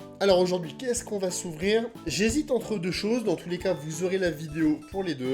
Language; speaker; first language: French; native; French